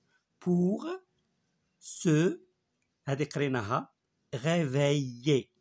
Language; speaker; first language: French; non-native, local second language; Arabic